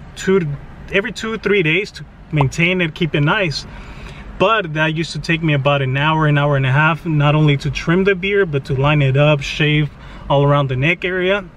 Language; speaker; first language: English; early bilingual, other home language; Spanish